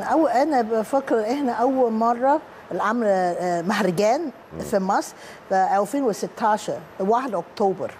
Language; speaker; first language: Arabic; non-native, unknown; Cantonese